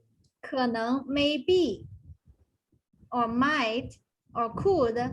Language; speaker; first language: English; non-native, fluent; Chinese